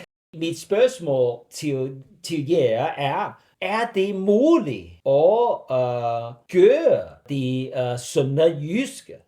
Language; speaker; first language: Danish; non-native, learner; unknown